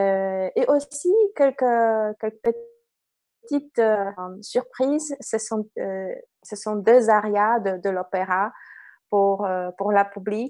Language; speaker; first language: French; non-native, fluent; Polish